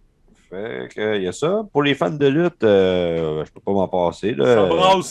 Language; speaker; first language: French; native; French